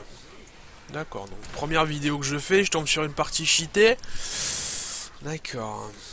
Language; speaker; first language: French; native; French